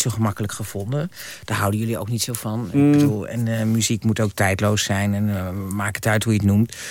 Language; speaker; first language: Dutch; native; Dutch